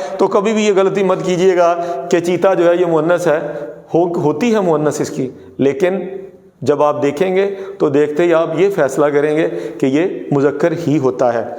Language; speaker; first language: Urdu; non-native, local second language; Punjabi